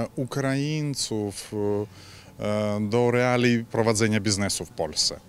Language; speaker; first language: Polish; non-native, fluent; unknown